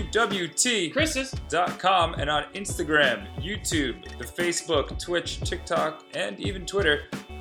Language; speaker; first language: English; native; English